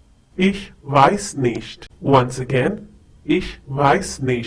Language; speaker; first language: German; non-native, fluent; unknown